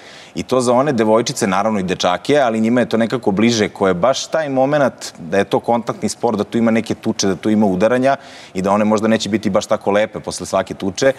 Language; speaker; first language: Croatian; native; Croatian